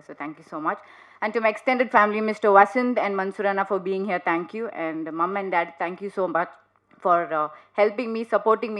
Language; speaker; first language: Tamil; non-native, learner; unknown